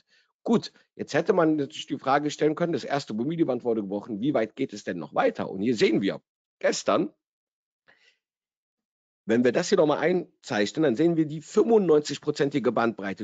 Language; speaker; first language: German; native; German